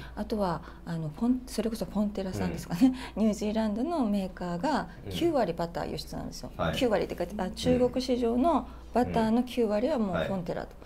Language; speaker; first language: Japanese; native; Japanese